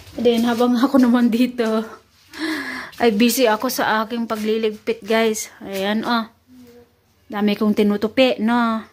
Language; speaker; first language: Filipino; non-native, local second language; Cebuano